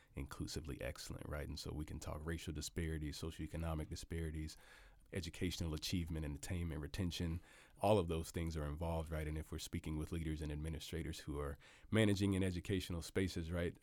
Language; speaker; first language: English; native; English